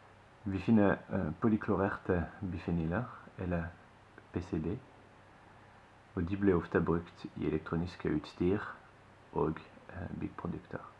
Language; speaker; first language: Norwegian; non-native, fluent; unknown